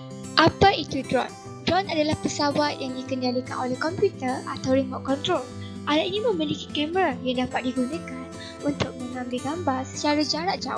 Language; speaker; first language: Malay; native; Malay